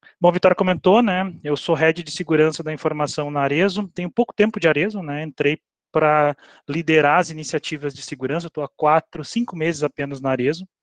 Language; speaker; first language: Portuguese; native; Portuguese